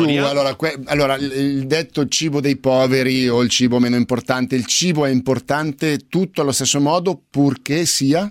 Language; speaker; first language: Italian; native; Italian